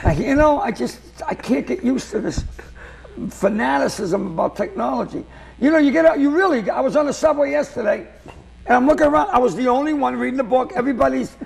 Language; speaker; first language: English; native; English